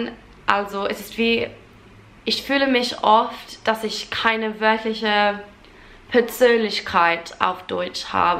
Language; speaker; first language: German; non-native, fluent; English